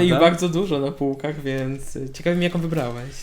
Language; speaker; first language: Polish; native; Polish